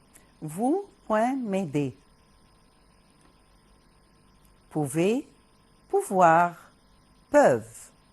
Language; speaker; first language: French; non-native, fluent; Arabic